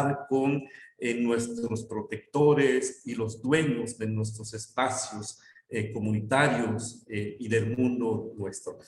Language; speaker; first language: Spanish; non-native, local second language; Yucateco